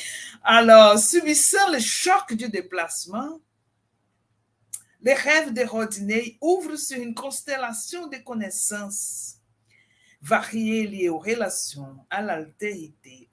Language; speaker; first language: French; non-native, fluent; Portuguese